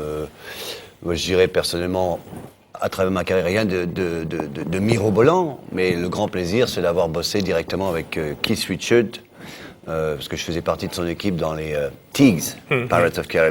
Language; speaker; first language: French; native; French